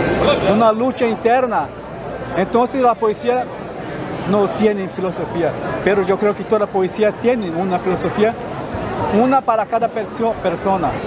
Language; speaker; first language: Spanish; non-native, fluent; Portuguese